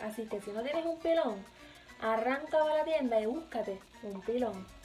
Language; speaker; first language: Spanish; early bilingual, heritage; Spanish